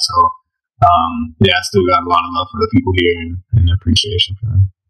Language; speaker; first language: English; early bilingual, other home language; Spanish